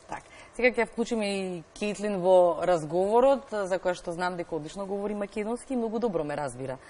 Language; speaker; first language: Macedonian; native; Macedonian